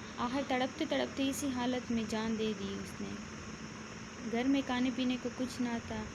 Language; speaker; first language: Urdu; non-native, local second language; Pashto